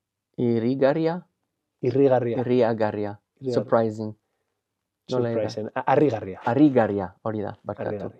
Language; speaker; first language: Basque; non-native, learner; English